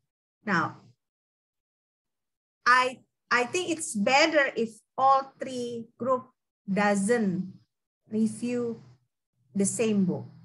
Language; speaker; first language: English; non-native, fluent; Indonesian